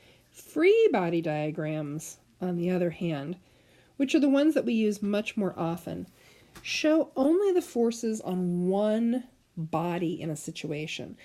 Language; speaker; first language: English; native; English